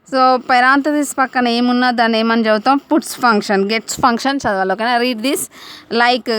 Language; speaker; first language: Telugu; native; Telugu